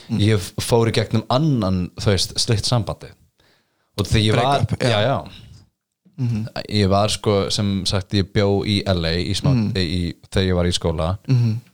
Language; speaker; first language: Icelandic; early bilingual, heritage; English